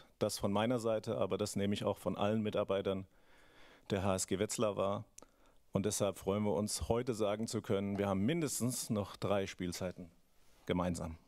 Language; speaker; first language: German; native; German